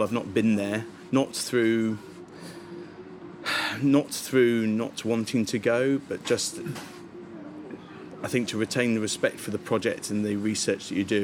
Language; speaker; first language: English; native; English